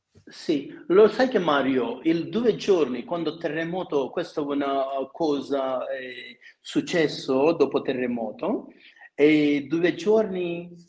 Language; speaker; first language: Italian; non-native, fluent; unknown